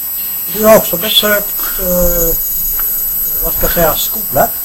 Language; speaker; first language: Swedish; native; Swedish